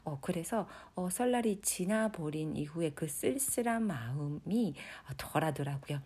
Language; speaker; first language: Korean; non-native, fluent; Japanese